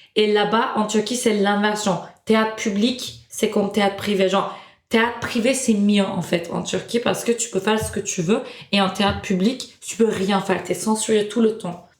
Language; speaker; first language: French; non-native, fluent; Turkish